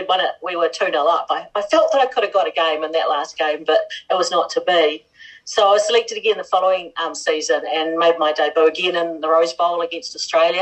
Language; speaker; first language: English; native; English